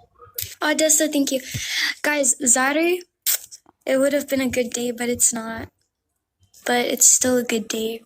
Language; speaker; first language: English; early bilingual, heritage; Amharic